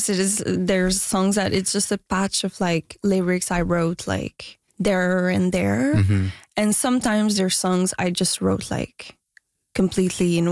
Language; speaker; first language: English; non-native, fluent; French